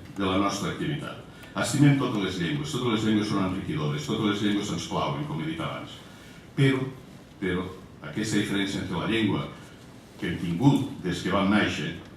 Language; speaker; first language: Catalan; native; Catalan